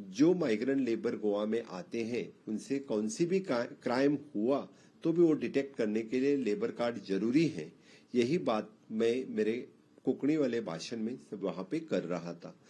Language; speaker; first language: Hindi; non-native, local second language; Konkani